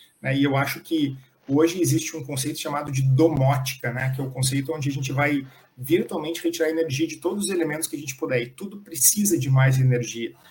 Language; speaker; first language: Portuguese; native; Portuguese